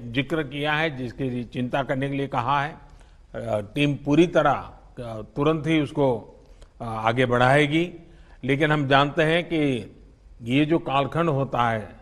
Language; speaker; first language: Hindi; non-native, local second language; Gujarati